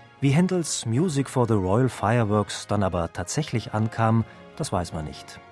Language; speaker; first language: German; native; German